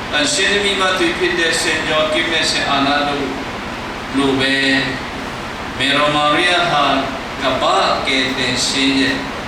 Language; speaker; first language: Burmese; non-native, local second language; Tedim Chin